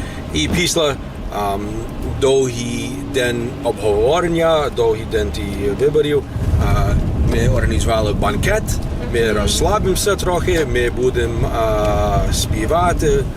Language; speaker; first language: Ukrainian; early bilingual, heritage; Ukrainian